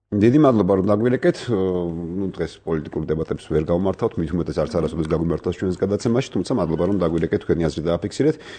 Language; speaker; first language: Georgian; native; Georgian